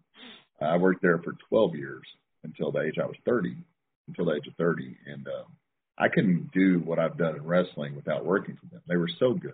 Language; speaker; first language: English; native; English